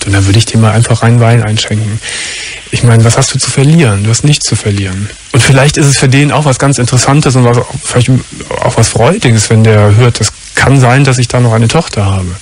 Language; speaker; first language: German; native; German